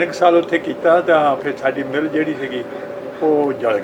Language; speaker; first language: Punjabi; native; Punjabi